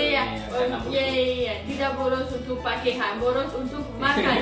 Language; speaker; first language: Indonesian; non-native, learner; French